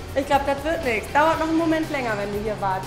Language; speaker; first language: German; native; German